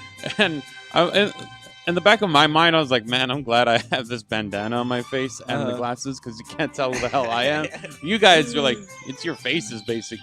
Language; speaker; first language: English; native; English